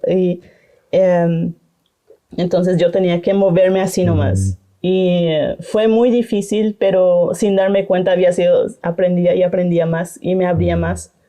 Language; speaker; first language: Spanish; non-native, local second language; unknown